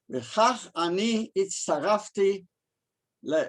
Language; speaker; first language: Hebrew; early bilingual, other home language; German